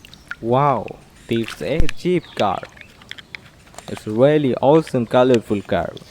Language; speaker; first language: English; non-native, learner; Indonesian